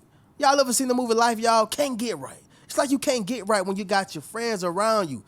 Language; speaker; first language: English; native; English